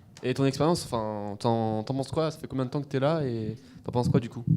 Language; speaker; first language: French; native; French